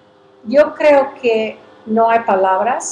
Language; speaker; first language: Spanish; early bilingual, heritage; English